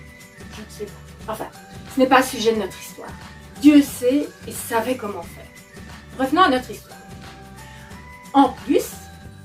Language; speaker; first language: French; native; French